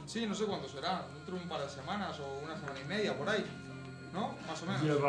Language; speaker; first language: Spanish; native; Spanish